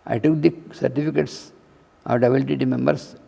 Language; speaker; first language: English; non-native, local second language; Telugu